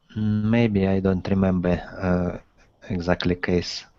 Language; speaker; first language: English; non-native, learner; Russian